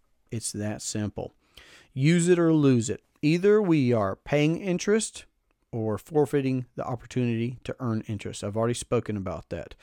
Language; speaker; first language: English; native; English